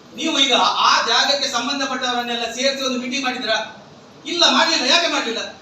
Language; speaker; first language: Kannada; native; Kannada